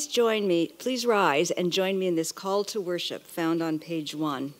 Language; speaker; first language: English; native; English